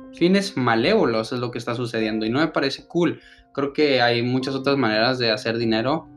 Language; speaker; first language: Spanish; early bilingual, other home language; English